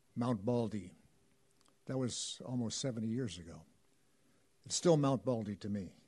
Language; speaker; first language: English; native; English